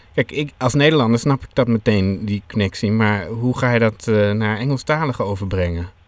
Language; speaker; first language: Dutch; native; Dutch